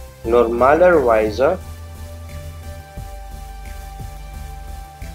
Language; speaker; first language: German; non-native, learner; Hindi